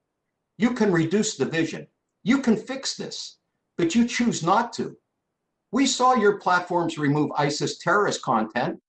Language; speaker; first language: English; native; English